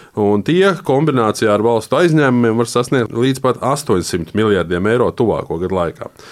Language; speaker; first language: Latvian; native; Latvian